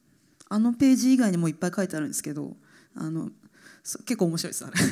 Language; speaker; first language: Japanese; native; Japanese